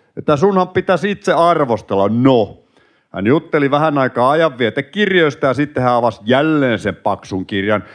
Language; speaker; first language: Finnish; native; Finnish